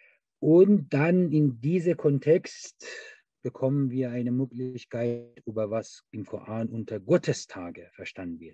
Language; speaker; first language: German; non-native, fluent; Persian